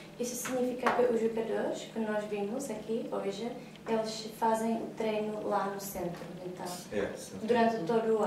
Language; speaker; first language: Portuguese; non-native, fluent; Czech